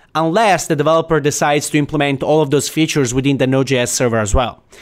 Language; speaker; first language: English; non-native, fluent; Italian